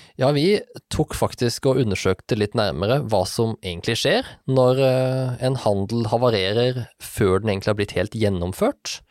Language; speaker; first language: Norwegian; native; Norwegian